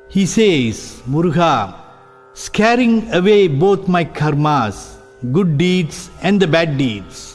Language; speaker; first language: English; non-native, local second language; Tamil